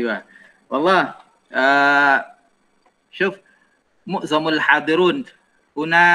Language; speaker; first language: Arabic; non-native, fluent; Indonesian